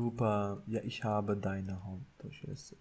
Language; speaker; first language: German; non-native, fluent; Turkish